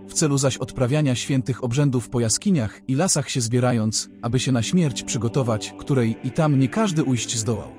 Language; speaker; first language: Polish; native; Polish